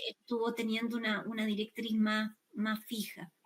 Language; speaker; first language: Spanish; native; Spanish